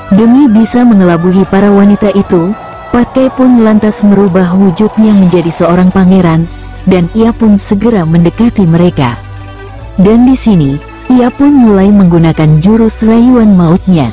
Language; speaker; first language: Indonesian; native; Indonesian